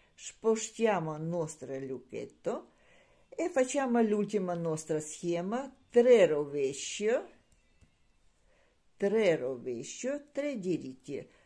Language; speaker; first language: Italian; non-native, learner; Ukrainian